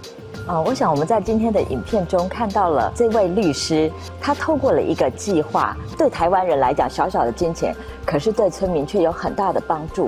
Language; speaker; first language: Chinese; native; Chinese